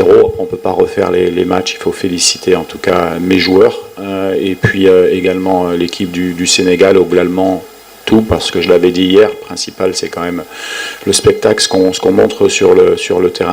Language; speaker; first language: French; native; French